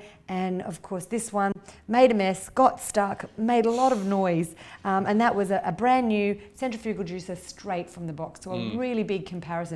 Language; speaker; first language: English; native; English